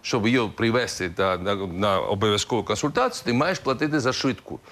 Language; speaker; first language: Ukrainian; non-native, local second language; Russian